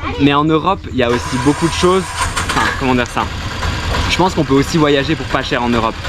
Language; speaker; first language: French; native; French